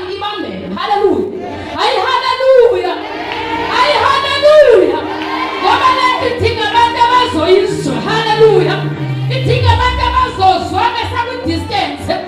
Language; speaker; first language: Zulu; native; Zulu